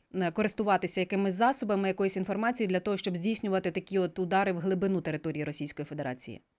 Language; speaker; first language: Ukrainian; native; Ukrainian